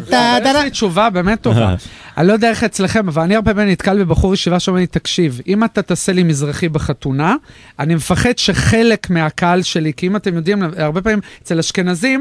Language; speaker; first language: Hebrew; native; Hebrew